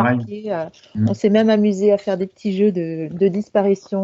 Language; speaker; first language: French; native; French